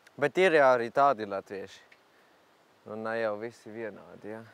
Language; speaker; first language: Latvian; non-native, fluent; German